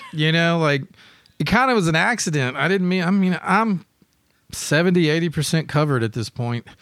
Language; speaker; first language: English; native; English